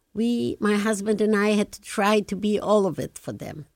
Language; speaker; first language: English; non-native, fluent; Polish